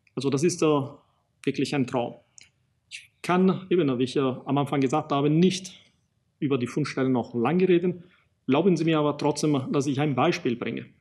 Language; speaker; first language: German; non-native, fluent; Italian